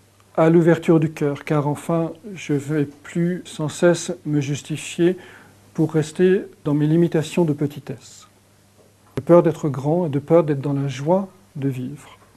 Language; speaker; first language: French; native; French